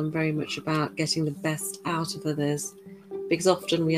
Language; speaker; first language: English; native; English